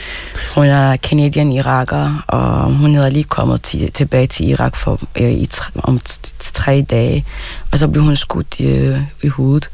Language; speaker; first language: Danish; non-native, fluent; Arabic